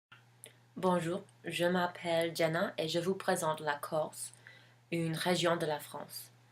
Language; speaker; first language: French; non-native, learner; English